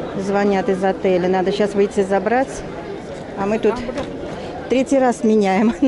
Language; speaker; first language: Russian; native; Russian